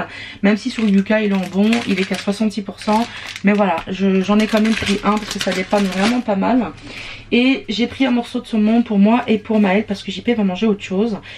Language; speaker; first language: French; native; French